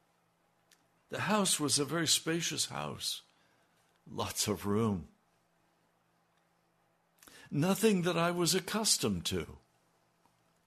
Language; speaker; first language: English; native; English